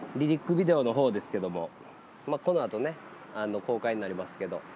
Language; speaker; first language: Japanese; native; Japanese